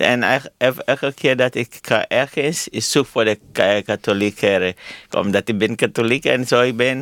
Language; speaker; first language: Dutch; non-native, learner; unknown